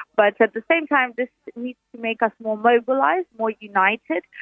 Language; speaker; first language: English; non-native, fluent; Ukrainian